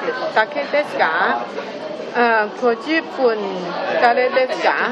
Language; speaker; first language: Japanese; non-native, learner; Chinese